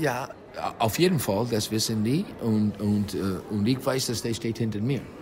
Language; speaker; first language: German; non-native, fluent; English